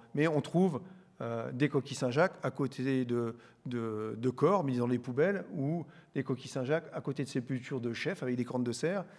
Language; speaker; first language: French; native; French